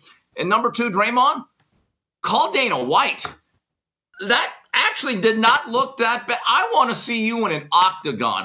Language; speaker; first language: English; native; English